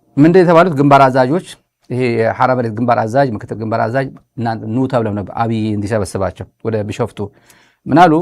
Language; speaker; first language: Amharic; non-native, local second language; Tigrinya